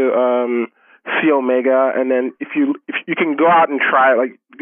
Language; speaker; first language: English; non-native, local second language; Yoruba